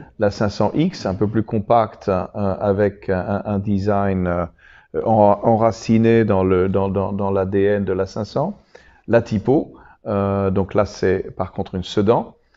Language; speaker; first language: French; native; French